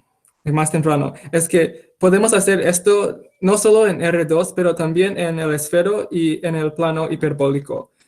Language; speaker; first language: Spanish; non-native, fluent; English